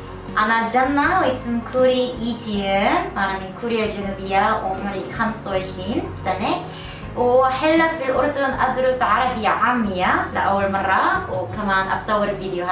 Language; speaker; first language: Arabic; non-native, learner; Korean